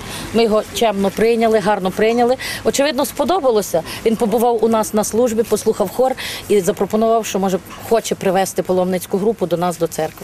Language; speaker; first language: Ukrainian; native; Ukrainian